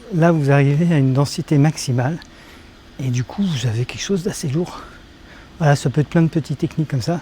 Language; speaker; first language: French; native; French